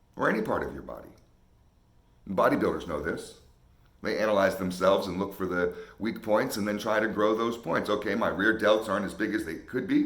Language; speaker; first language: English; native; English